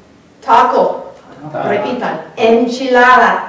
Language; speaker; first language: Spanish; non-native, fluent; English